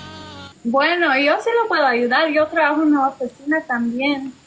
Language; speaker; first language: Spanish; early bilingual, heritage; Spanish